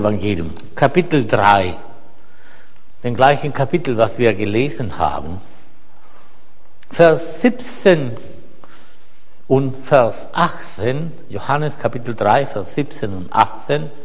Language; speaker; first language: German; non-native, fluent; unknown